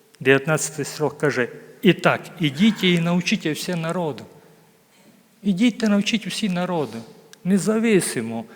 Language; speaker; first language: Ukrainian; native; Ukrainian